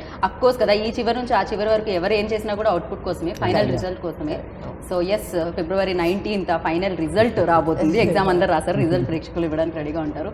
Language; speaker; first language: Telugu; native; Telugu